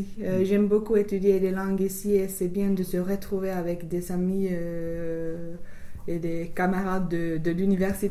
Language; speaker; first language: French; non-native, fluent; English